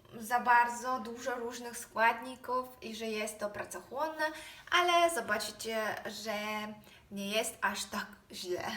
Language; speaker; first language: Polish; non-native, fluent; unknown